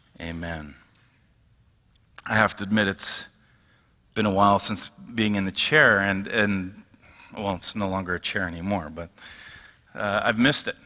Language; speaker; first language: English; native; English